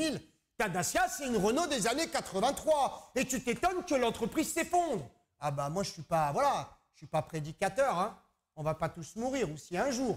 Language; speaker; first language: French; native; French